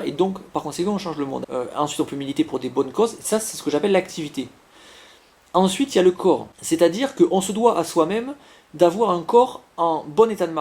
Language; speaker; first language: French; native; French